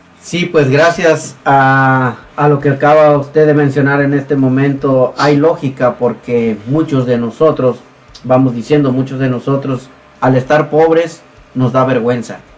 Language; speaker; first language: Spanish; native; Spanish